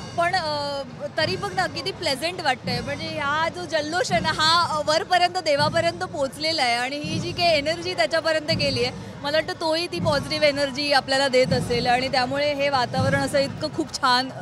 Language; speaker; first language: Marathi; native; Marathi